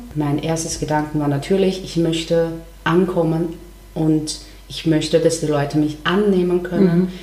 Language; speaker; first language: German; non-native, fluent; Chinese